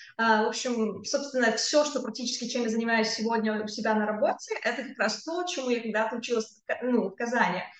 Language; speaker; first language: Russian; native; Russian